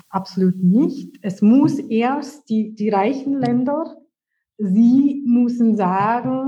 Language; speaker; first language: German; non-native, fluent; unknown